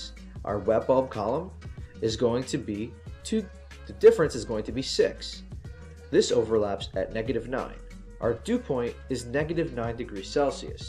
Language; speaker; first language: English; native; English